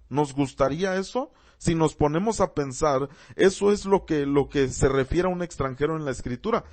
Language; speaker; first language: Spanish; early bilingual, heritage; Spanish